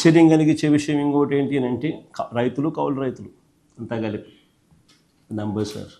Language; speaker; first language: Telugu; native; Telugu